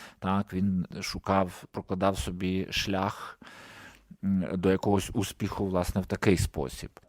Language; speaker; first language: Ukrainian; native; Ukrainian